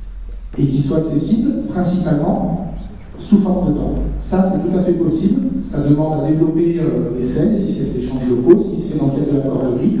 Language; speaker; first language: French; native; French